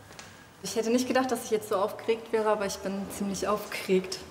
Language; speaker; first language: German; early bilingual, other home language; Turkish